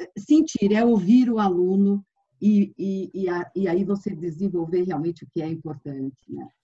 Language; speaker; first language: Portuguese; native; Portuguese